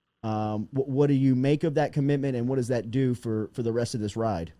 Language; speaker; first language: English; native; English